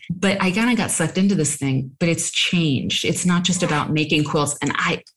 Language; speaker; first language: English; native; English